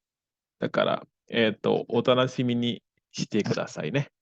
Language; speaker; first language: Japanese; non-native, fluent; Indonesian